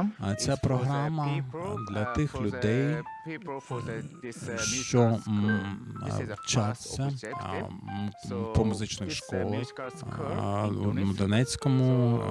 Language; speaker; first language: Ukrainian; non-native, fluent; Japanese